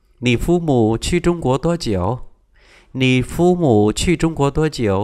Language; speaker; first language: Chinese; non-native, fluent; Vietnamese